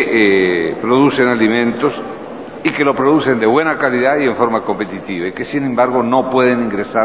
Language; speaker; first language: Spanish; native; Spanish